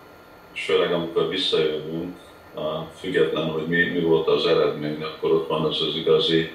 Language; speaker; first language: Hungarian; early bilingual, heritage; Hungarian